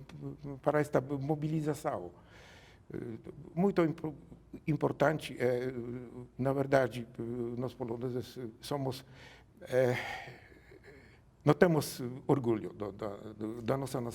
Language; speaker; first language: Portuguese; non-native, learner; Polish